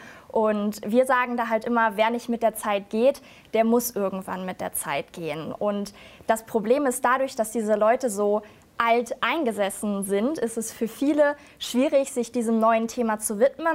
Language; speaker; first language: German; native; German